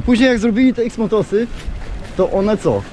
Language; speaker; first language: Polish; native; Polish